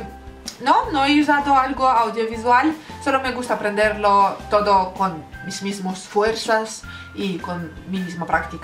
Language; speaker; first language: Spanish; non-native, learner; Russian